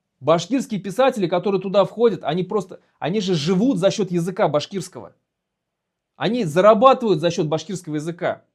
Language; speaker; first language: Russian; non-native, local second language; Bashkir